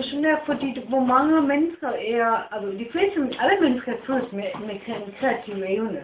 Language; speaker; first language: Danish; non-native, fluent; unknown